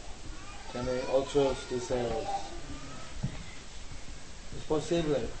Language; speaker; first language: Spanish; non-native, learner; English